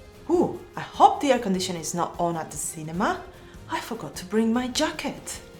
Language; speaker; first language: English; non-native, fluent; Spanish